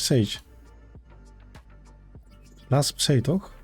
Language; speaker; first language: Dutch; native; Dutch